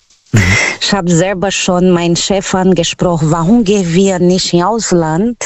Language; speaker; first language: German; non-native, learner; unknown